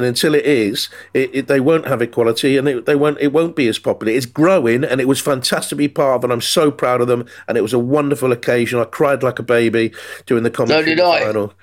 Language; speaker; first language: English; native; English